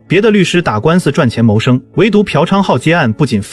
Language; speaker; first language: Chinese; native; Chinese